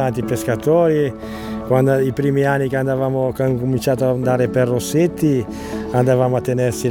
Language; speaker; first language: Italian; native; Italian